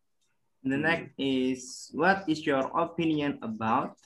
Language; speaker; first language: English; non-native, learner; Indonesian